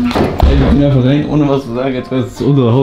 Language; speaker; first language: German; native; German